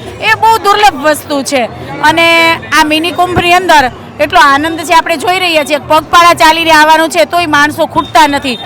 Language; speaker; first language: Gujarati; native; Gujarati